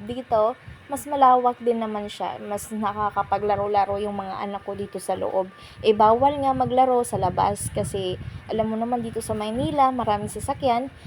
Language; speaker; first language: Filipino; non-native, local second language; Waray